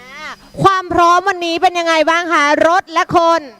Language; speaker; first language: Thai; native; Thai